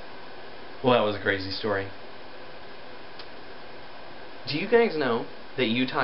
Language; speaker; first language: English; native; English